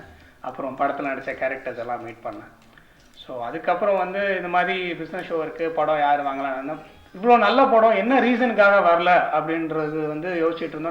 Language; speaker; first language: Tamil; native; Tamil